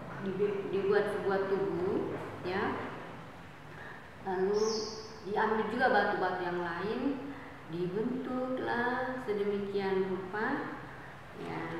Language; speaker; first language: Indonesian; native; Indonesian